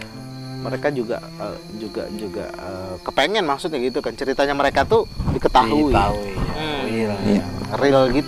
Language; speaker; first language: Indonesian; native; Indonesian